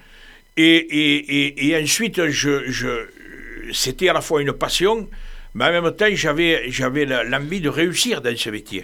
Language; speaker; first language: French; native; French